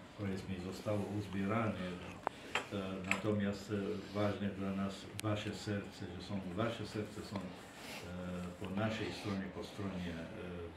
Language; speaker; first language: Polish; non-native, fluent; Arabic